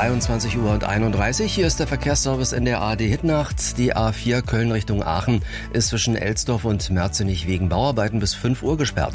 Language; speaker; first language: German; native; German